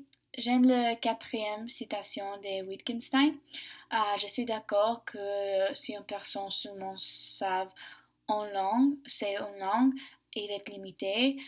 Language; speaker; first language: French; non-native, learner; English